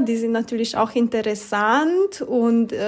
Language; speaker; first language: German; non-native, fluent; Romanian